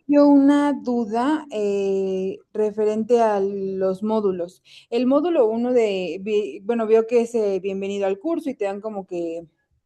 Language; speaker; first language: Spanish; native; Spanish